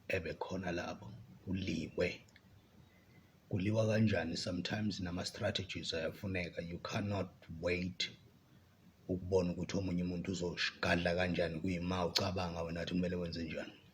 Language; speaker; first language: Zulu; non-native, local second language; Swati